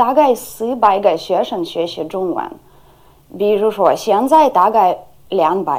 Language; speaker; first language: Chinese; non-native, fluent; Ukrainian